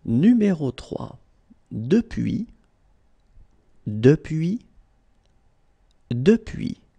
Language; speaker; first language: French; native; French